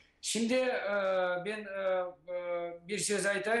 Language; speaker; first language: Turkish; non-native, learner; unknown